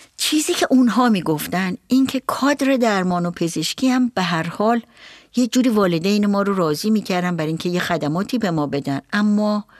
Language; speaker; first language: Persian; native; Persian